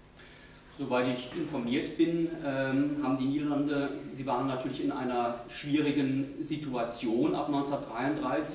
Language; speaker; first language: German; native; German